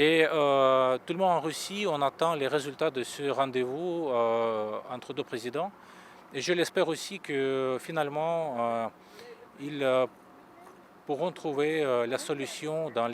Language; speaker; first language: French; non-native, fluent; Russian